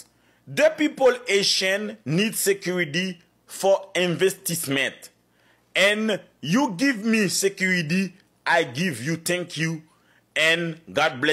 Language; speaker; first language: English; non-native, learner; Haitian Creole